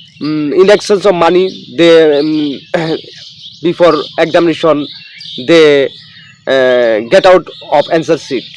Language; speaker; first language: English; non-native, local second language; Bangla